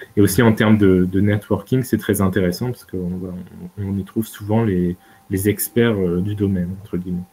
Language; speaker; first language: French; native; French